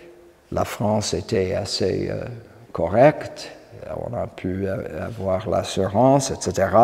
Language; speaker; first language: French; non-native, fluent; English